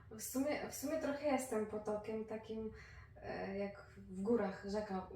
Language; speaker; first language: Polish; non-native, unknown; Ukrainian